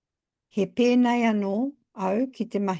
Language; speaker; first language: Māori; non-native, local second language; English